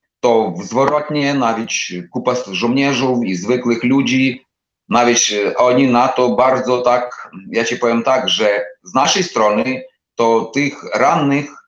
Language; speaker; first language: Polish; non-native, learner; Ukrainian